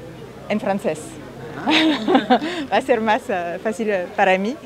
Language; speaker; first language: Spanish; non-native, fluent; French